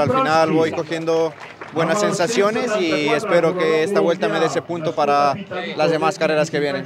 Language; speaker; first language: Spanish; native; Spanish